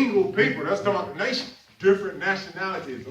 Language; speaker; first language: English; native; English